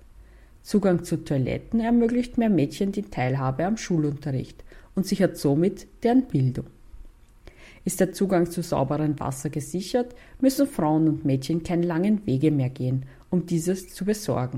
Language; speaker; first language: German; native; German